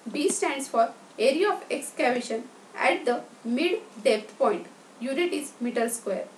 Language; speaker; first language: English; non-native, local second language; Marathi